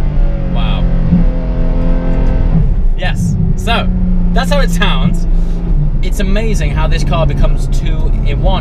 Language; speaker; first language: English; native; English